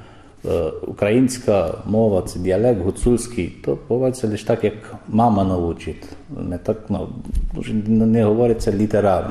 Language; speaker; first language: Ukrainian; early bilingual, heritage; Ukrainian